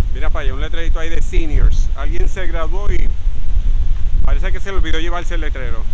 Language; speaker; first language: Spanish; native; Spanish